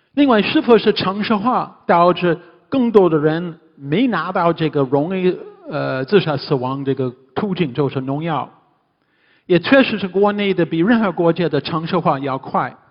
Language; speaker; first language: Chinese; non-native, fluent; English